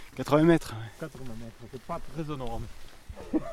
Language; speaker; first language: French; non-native, learner; German